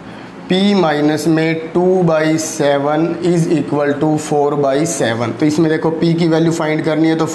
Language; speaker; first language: Hindi; native; Hindi